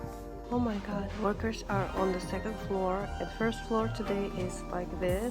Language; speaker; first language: English; non-native, fluent; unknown